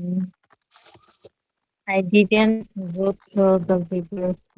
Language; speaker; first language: English; non-native, learner; Bangla